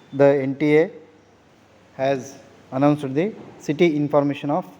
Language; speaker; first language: English; non-native, local second language; Kannada